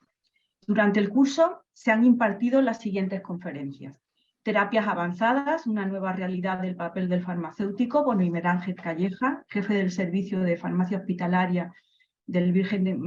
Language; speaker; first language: Spanish; native; Spanish